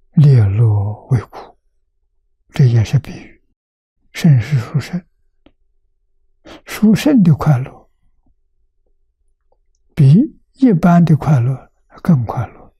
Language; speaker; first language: Chinese; native; Chinese